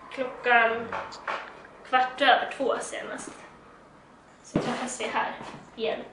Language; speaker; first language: Swedish; native; Swedish